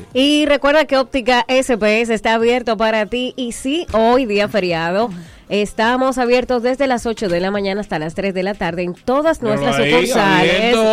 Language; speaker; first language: Spanish; native; Spanish